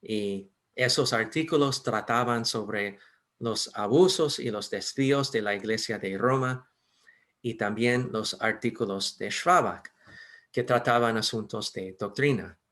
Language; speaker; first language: Spanish; non-native, fluent; English